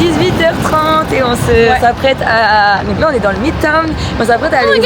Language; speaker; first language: French; native; French